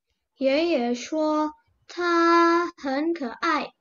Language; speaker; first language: Chinese; non-native, learner; Indonesian